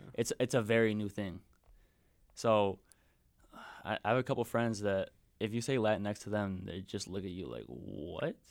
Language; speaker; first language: English; early bilingual, other home language; Spanish